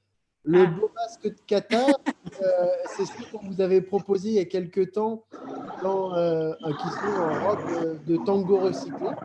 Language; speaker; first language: French; native; French